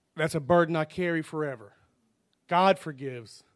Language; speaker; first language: English; native; English